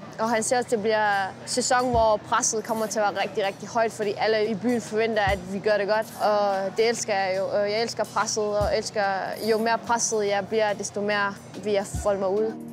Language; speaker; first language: Danish; early bilingual, other home language; Persian